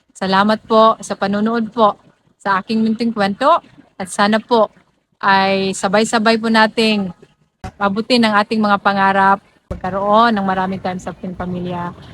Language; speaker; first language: Filipino; non-native, local second language; Cebuano